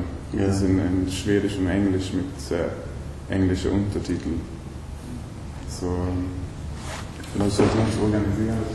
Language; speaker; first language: German; non-native, learner; Swedish